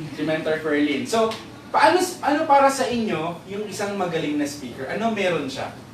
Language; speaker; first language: Filipino; native; Filipino